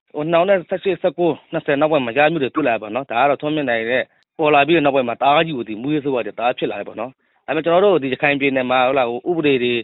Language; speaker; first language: Burmese; native; Burmese